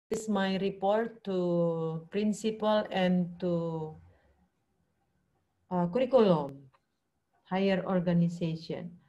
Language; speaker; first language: English; non-native, fluent; Indonesian